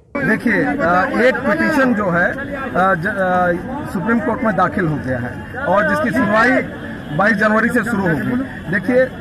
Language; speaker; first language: Hindi; native; Hindi